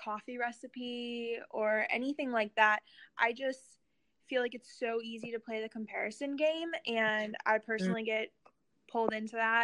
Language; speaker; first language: English; native; English